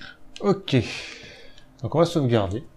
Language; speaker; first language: French; native; French